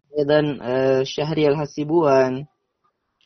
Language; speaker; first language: Arabic; non-native, learner; Indonesian